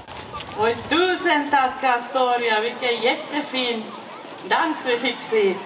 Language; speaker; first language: Swedish; native; Swedish